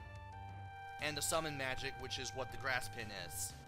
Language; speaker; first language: English; native; English